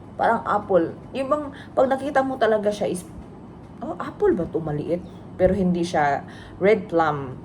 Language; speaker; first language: Filipino; non-native, local second language; Cebuano